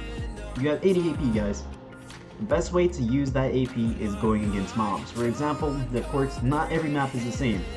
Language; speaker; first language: English; native; English